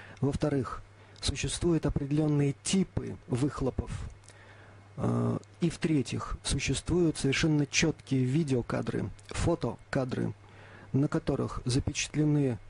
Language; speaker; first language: Russian; native; Russian